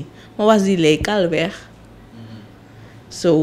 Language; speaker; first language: Dutch; non-native, local second language; Sranan Tongo